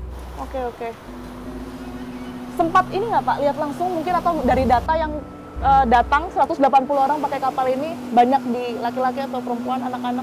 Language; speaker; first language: Indonesian; native; Indonesian